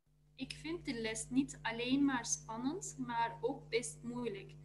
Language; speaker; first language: Dutch; non-native, learner; Turkish